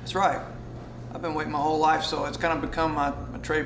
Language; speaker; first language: English; native; English